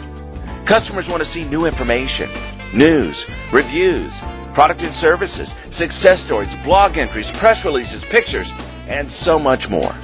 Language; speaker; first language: English; native; English